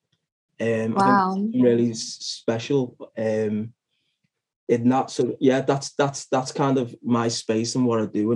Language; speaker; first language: English; native; English